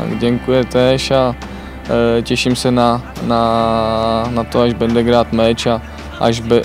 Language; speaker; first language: Polish; non-native, learner; Czech